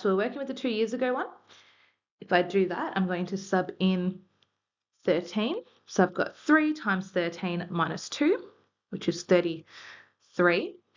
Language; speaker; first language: English; native; English